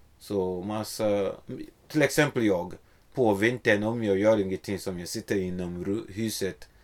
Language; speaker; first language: Swedish; non-native, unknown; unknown